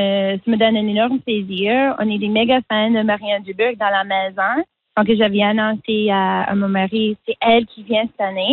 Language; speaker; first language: French; native; French